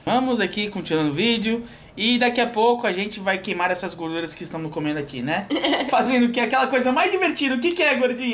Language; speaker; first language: Portuguese; native; Portuguese